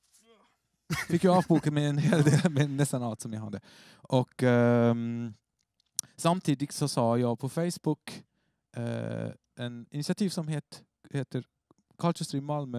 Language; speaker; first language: Swedish; non-native, fluent; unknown